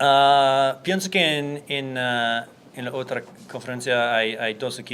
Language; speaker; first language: Spanish; non-native, learner; English